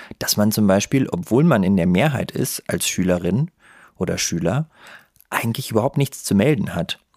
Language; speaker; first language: German; early bilingual, other home language; Russian